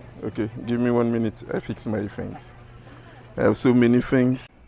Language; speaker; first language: English; non-native, fluent; French